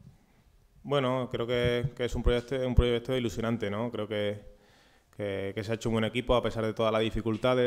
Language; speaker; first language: Spanish; native; Spanish